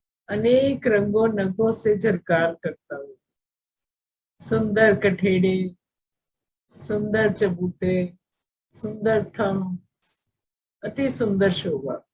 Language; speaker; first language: Hindi; native; Hindi